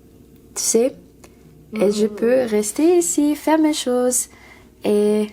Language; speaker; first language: French; non-native, learner; English